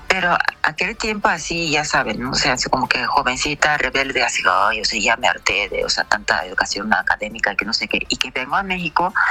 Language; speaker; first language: Spanish; non-native, fluent; Japanese